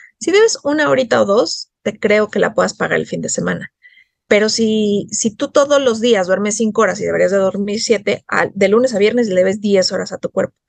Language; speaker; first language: Spanish; native; Spanish